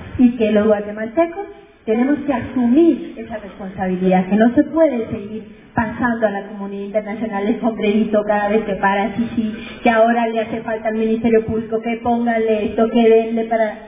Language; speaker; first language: Spanish; native; Spanish